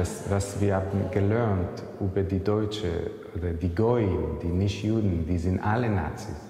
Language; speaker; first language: German; non-native, learner; Hebrew